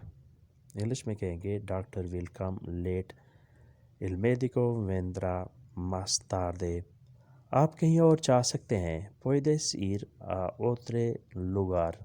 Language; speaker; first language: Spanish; non-native, learner; Urdu